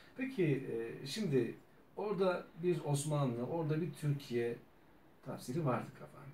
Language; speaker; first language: Turkish; native; Turkish